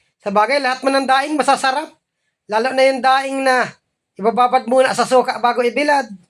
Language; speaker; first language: Filipino; non-native, local second language; Bikol